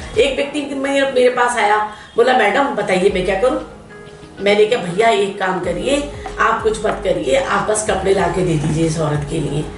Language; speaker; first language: Hindi; native; Hindi